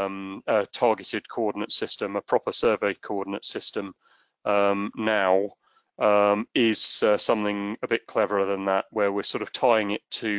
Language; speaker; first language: English; native; English